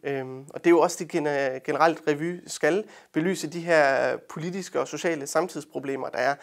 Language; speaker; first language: Danish; native; Danish